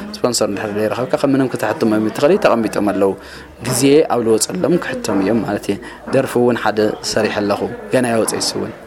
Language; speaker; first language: Tigrinya; native; Tigrinya